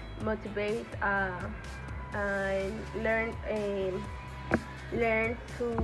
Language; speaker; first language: English; non-native, learner; Spanish